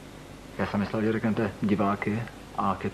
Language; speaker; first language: Czech; native; Czech